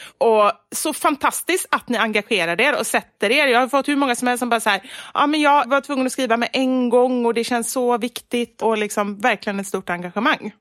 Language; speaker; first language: Swedish; native; Swedish